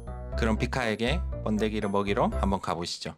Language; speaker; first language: Korean; native; Korean